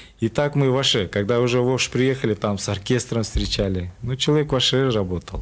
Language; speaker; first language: Russian; non-native, local second language; Kyrgyz